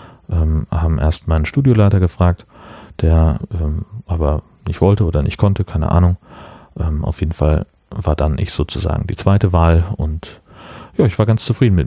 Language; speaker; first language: German; native; German